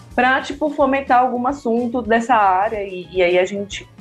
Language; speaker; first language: Portuguese; native; Portuguese